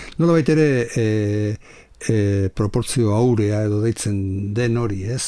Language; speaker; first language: Basque; non-native, local second language; Spanish